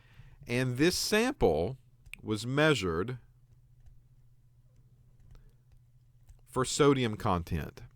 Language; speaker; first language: English; native; English